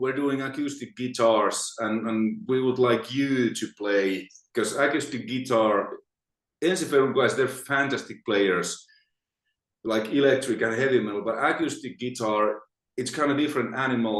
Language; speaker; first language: English; non-native, fluent; Finnish